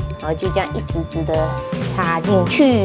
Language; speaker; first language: Chinese; native; Chinese